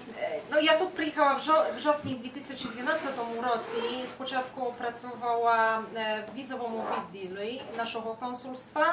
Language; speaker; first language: Ukrainian; non-native, fluent; Polish